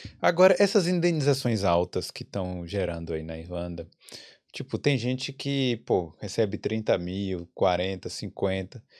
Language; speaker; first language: Portuguese; native; Portuguese